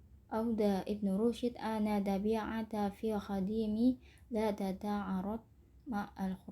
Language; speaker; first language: Arabic; non-native, learner; Indonesian